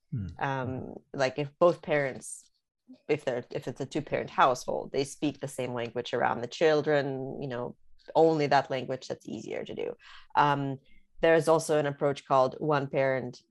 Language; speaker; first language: English; early bilingual, other home language; Russian